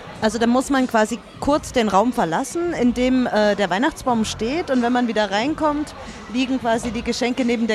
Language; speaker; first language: German; native; German